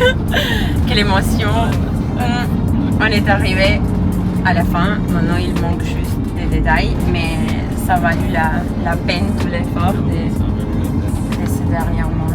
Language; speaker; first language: French; non-native, fluent; Spanish